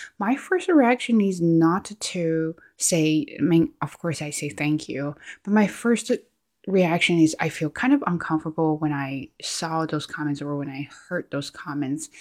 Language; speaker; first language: English; non-native, fluent; Chinese